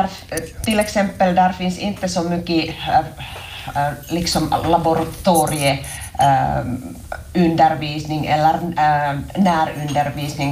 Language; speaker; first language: Swedish; non-native, local second language; Finnish